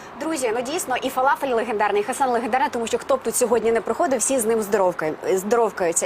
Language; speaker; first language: Ukrainian; native; Ukrainian